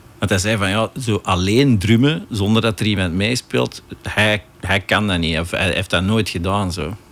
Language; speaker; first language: Dutch; native; Dutch